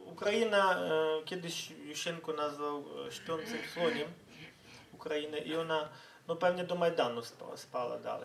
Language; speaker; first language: Polish; non-native, fluent; Ukrainian